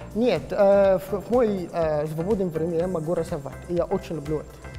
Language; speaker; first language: Russian; non-native, learner; Arabic